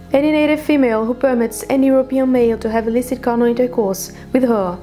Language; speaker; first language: English; non-native, fluent; Portuguese